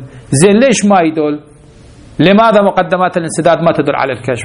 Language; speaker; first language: Arabic; native; Arabic